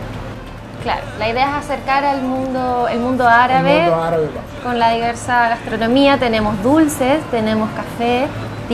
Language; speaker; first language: Spanish; native; Spanish